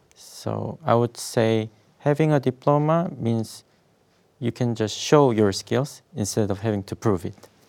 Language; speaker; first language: English; non-native, fluent; Korean